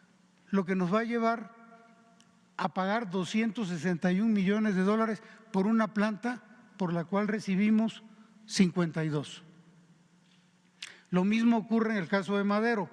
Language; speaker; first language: Spanish; native; Spanish